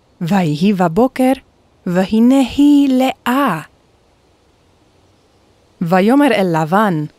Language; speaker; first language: Hebrew; non-native, fluent; Korean